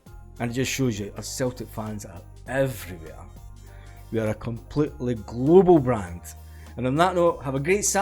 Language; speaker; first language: English; native; English